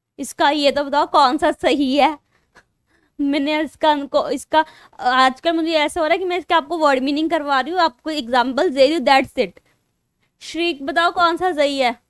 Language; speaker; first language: Hindi; non-native, local second language; Punjabi